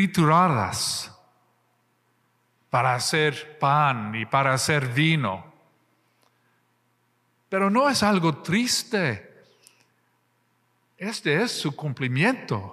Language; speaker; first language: Spanish; non-native, fluent; English